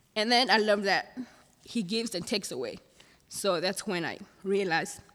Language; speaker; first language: English; non-native, fluent; Thai